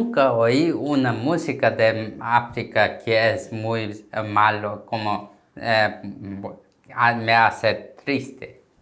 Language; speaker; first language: Spanish; non-native, learner; Korean